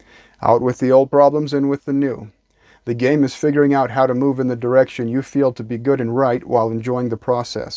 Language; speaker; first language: English; native; English